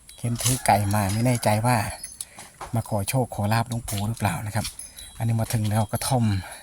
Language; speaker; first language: Thai; native; Thai